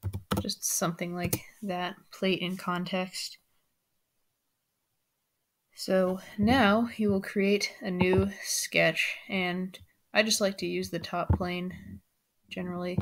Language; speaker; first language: English; native; English